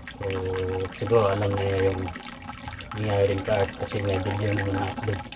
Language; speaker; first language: Filipino; non-native, local second language; Cebuano